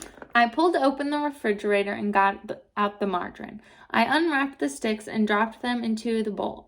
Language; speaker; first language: English; native; English